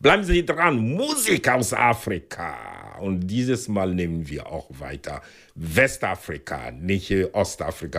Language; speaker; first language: German; non-native, fluent; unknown